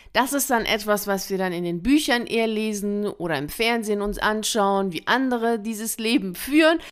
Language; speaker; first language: German; early bilingual, other home language; Persian